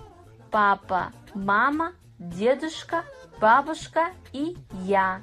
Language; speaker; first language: Russian; non-native, fluent; Kazakh